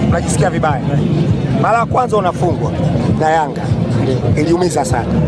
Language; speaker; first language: Swahili; native; Swahili